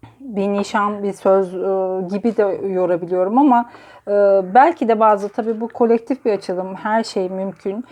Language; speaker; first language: Turkish; native; Turkish